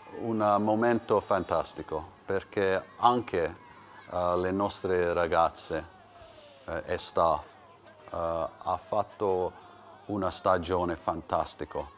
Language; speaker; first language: Italian; non-native, learner; English